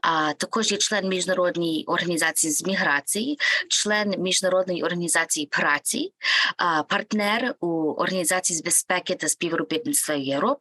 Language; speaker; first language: Ukrainian; native; Ukrainian